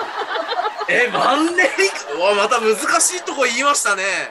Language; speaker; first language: Japanese; native; Japanese